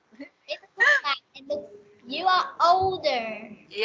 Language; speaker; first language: English; non-native, learner; Vietnamese